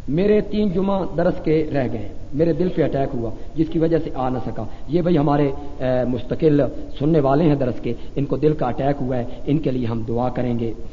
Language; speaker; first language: Urdu; non-native, local second language; Punjabi